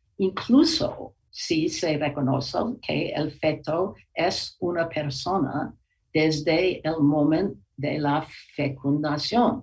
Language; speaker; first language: Spanish; non-native, learner; English